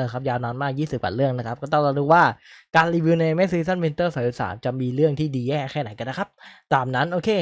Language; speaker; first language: Thai; native; Thai